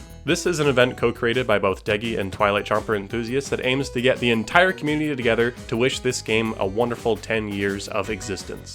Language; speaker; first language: English; native; English